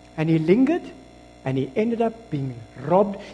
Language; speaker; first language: English; non-native, local second language; Afrikaans